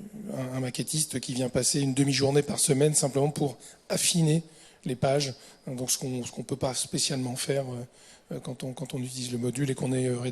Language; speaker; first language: French; native; French